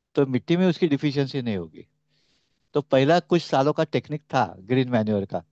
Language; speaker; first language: Hindi; non-native, local second language; Marathi